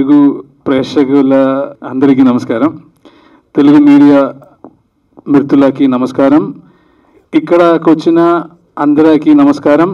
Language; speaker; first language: Telugu; non-native, learner; Malayalam